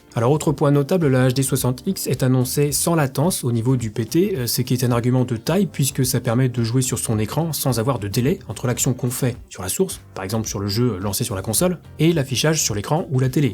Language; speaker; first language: French; native; French